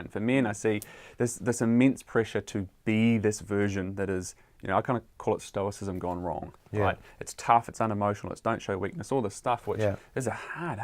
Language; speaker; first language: English; native; English